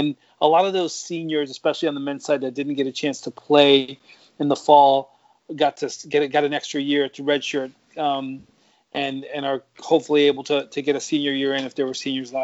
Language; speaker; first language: English; native; English